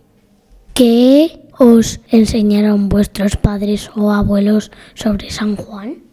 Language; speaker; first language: Spanish; native; Spanish